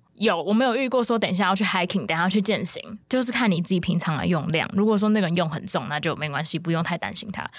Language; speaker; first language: Chinese; native; Chinese